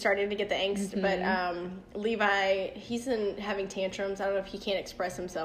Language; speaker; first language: English; native; English